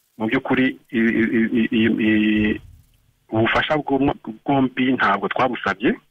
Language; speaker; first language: Kinyarwanda; native; Kinyarwanda